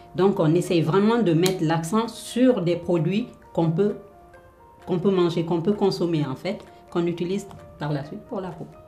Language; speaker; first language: French; non-native, local second language; Fula